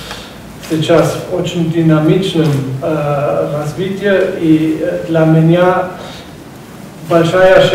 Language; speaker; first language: Russian; non-native, learner; German